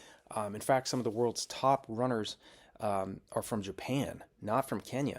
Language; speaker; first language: English; native; English